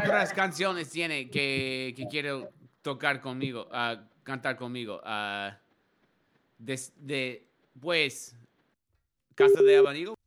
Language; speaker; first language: Spanish; non-native, learner; English